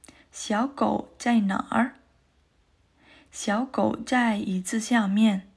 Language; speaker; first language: Chinese; non-native, fluent; Indonesian